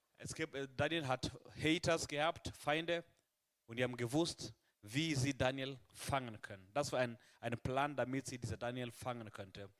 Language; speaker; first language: German; non-native, fluent; Swahili